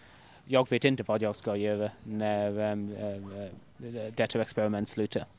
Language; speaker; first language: Swedish; non-native, fluent; English